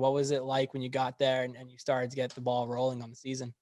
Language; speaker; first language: English; native; English